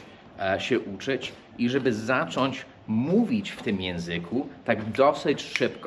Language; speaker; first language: Polish; early bilingual, heritage; English